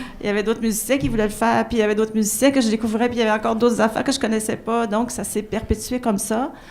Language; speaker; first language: French; native; French